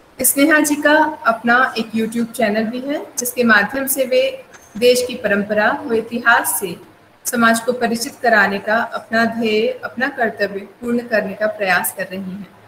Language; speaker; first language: Hindi; native; Hindi